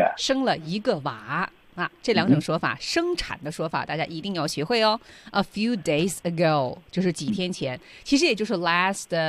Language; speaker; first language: Chinese; native; Chinese